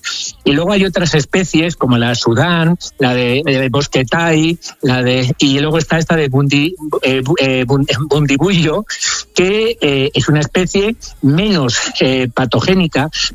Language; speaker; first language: Spanish; native; Spanish